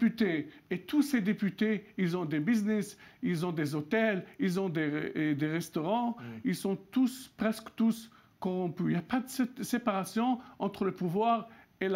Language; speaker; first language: French; non-native, local second language; Arabic